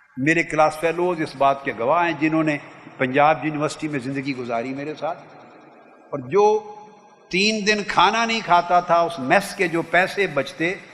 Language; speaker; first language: Urdu; non-native, local second language; Punjabi